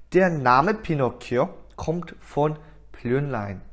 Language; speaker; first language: German; non-native, fluent; Korean